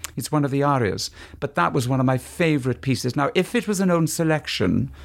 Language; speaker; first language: English; native; English